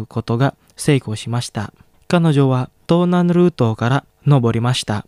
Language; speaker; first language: Japanese; non-native, fluent; Indonesian